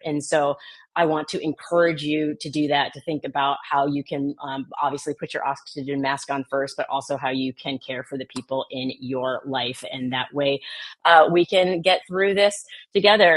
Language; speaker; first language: English; native; English